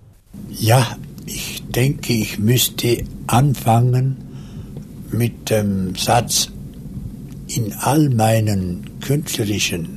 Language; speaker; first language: German; non-native, local second language; Romansh